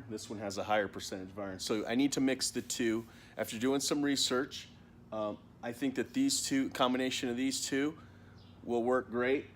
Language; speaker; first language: English; native; English